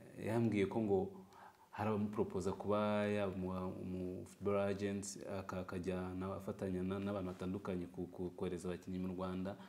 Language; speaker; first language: Kinyarwanda; native; Kinyarwanda